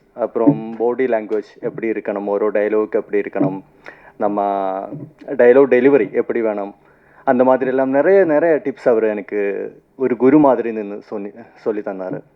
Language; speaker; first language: Tamil; non-native, learner; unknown